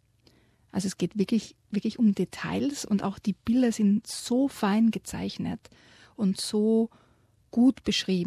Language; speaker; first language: German; native; German